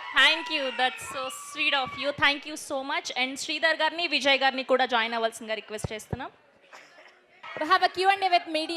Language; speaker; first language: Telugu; native; Telugu